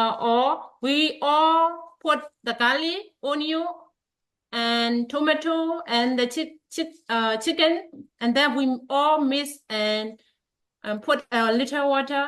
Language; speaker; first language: English; non-native, learner; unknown